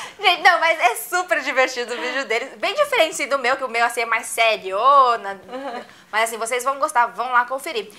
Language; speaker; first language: Portuguese; native; Portuguese